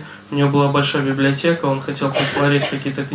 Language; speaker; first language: Russian; native; Russian